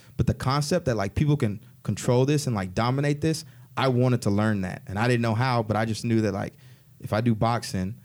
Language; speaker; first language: English; native; English